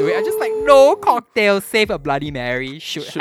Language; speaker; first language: English; native; English